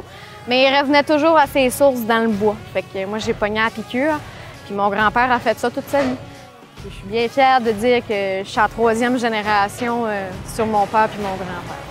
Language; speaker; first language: French; native; French